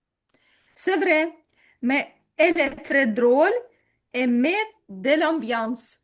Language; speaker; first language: French; non-native, learner; Ukrainian